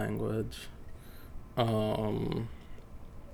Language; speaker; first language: English; native; English